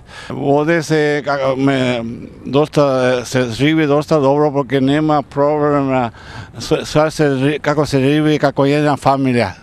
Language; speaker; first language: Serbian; early bilingual, heritage; Serbian